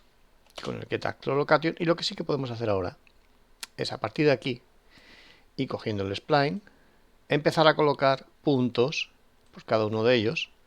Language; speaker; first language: Spanish; native; Spanish